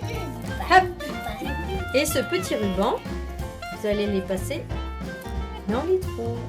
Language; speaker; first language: French; native; French